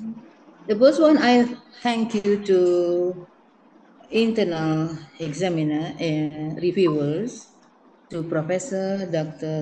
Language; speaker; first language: English; non-native, learner; Indonesian